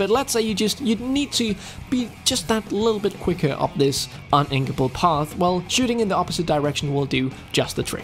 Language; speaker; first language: English; non-native, fluent; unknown